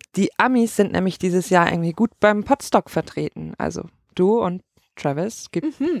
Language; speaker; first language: German; native; German